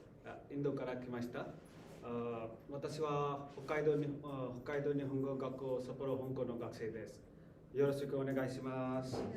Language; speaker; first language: Japanese; non-native, learner; Hindi